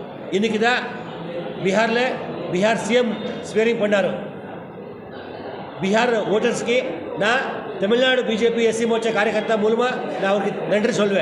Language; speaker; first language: Tamil; non-native, learner; Kannada